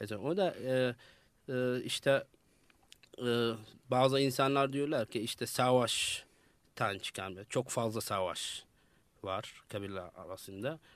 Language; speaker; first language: Turkish; non-native, fluent; Arabic